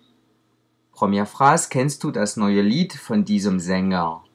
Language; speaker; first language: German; non-native, fluent; French